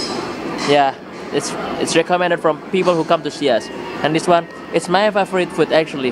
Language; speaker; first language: English; non-native, learner; Indonesian